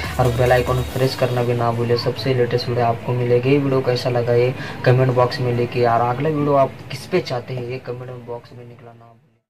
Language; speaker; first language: Hindi; non-native, local second language; Marathi